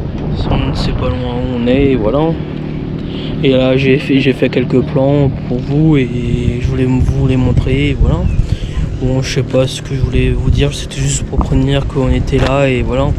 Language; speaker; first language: French; native; French